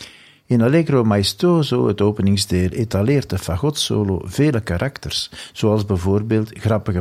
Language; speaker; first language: Dutch; native; Dutch